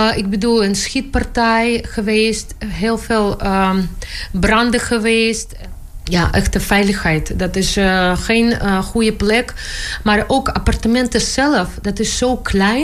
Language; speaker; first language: Dutch; non-native, fluent; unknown